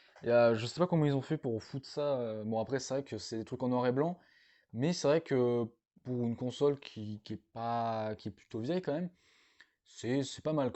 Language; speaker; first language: French; native; French